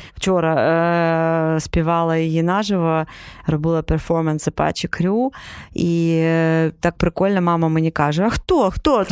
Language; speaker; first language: Ukrainian; non-native, local second language; Crimean Tatar